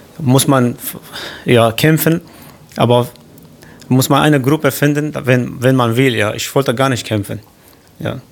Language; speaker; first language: German; non-native, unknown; Kurdish